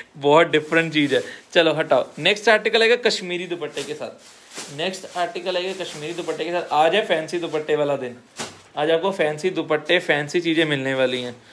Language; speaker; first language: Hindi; non-native, local second language; Punjabi